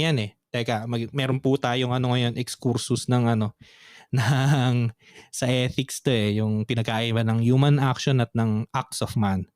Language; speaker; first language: Filipino; native; Filipino